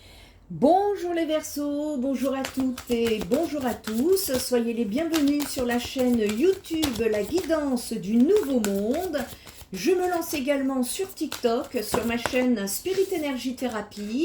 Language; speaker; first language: French; native; French